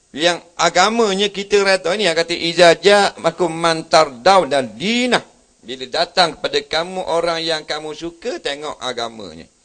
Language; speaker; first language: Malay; native; Malay